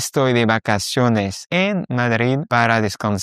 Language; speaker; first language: Spanish; non-native, fluent; French